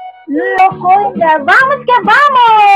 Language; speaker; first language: Spanish; non-native, learner; Filipino